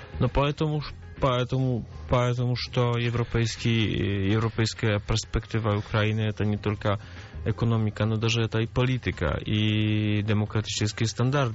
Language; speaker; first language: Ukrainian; non-native, learner; Polish